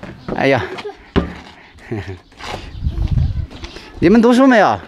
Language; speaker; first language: Chinese; native; Chinese